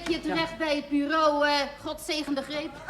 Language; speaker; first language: Dutch; native; Dutch